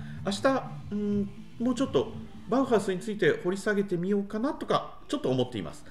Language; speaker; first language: Japanese; native; Japanese